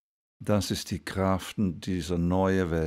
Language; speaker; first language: German; non-native, fluent; Dutch